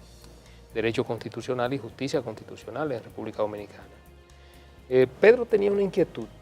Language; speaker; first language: Spanish; native; Spanish